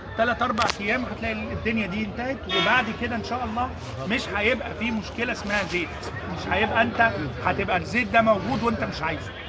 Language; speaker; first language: Egyptian Arabic; native; Egyptian Arabic